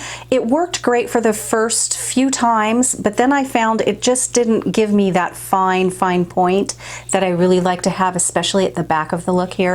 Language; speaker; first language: English; native; English